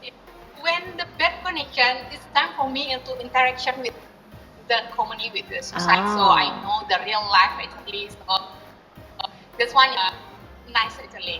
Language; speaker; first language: English; non-native, learner; Indonesian